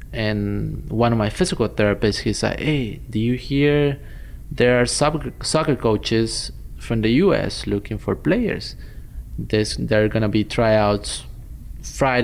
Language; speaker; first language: English; non-native, fluent; Spanish